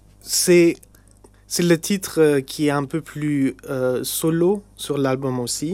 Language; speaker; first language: French; non-native, local second language; Luxembourgish